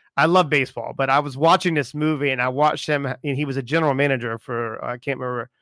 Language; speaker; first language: English; native; English